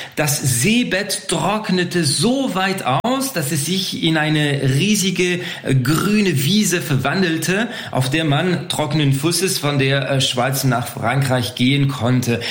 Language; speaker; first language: German; non-native, local second language; French